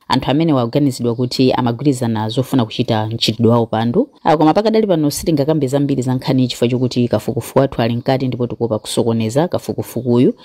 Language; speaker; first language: Nyanja; native; Nyanja